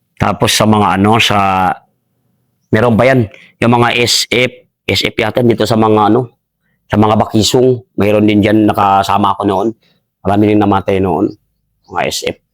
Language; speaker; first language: Filipino; non-native, local second language; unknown